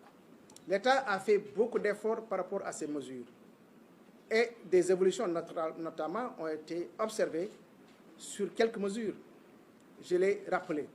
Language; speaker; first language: French; non-native, local second language; Wolof